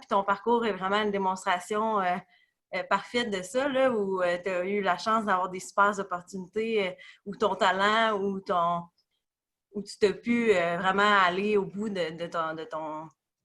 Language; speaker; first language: French; native; French